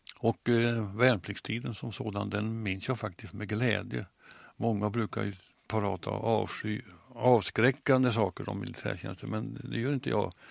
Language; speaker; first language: Swedish; native; Swedish